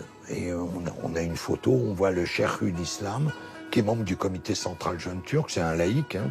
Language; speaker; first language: French; native; French